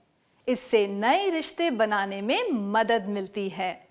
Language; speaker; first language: Hindi; native; Hindi